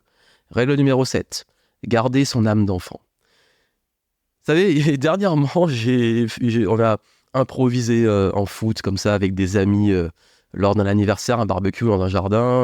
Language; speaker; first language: French; native; French